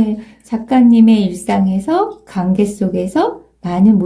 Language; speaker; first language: Korean; native; Korean